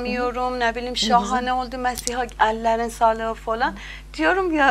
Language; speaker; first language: Turkish; non-native, learner; Azerbaijani